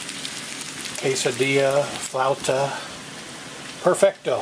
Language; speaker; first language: Spanish; non-native, learner; English